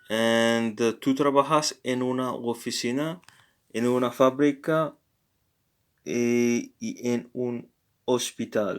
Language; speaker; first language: Spanish; non-native, learner; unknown